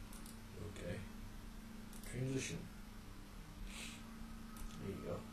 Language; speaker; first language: English; native; English